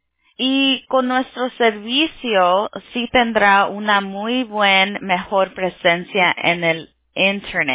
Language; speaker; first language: Spanish; early bilingual, heritage; Spanish